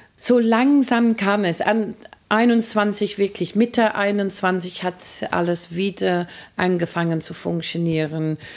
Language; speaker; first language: German; non-native, fluent; English